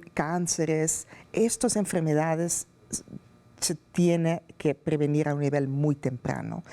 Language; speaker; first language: Spanish; non-native, fluent; Dutch